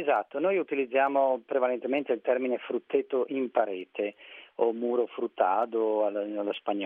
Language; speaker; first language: Italian; native; Italian